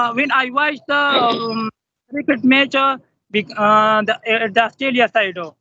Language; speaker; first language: English; non-native, local second language; Pashto